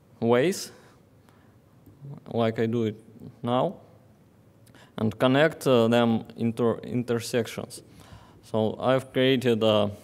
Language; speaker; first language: English; non-native, fluent; Russian